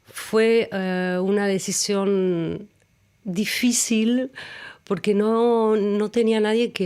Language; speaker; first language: Spanish; early bilingual, other home language; German